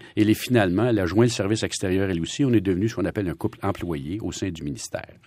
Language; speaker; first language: French; native; French